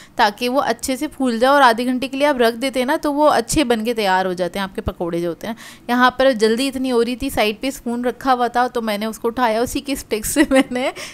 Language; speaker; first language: Hindi; native; Hindi